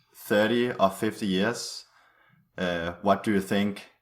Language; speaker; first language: English; non-native, fluent; Danish